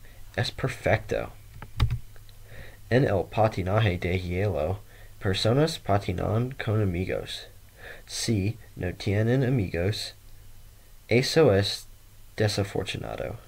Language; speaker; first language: Spanish; non-native, learner; English